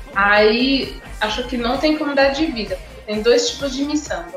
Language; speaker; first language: Portuguese; non-native, fluent; English